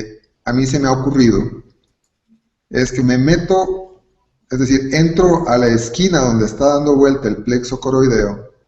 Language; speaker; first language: Spanish; native; Spanish